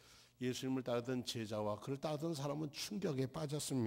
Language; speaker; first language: Korean; native; Korean